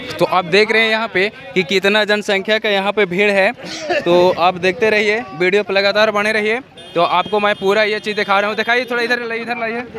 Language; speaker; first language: Hindi; native; Hindi